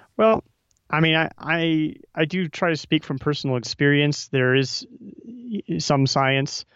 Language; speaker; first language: English; native; English